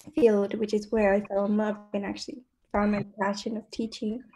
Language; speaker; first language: English; native; English